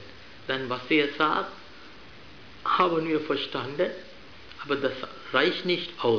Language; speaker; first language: German; non-native, fluent; Sinhala